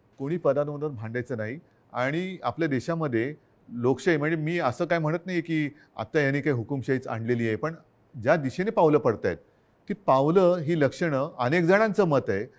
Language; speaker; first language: Marathi; native; Marathi